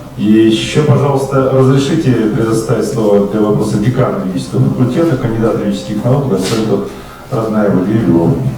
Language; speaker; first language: Russian; native; Russian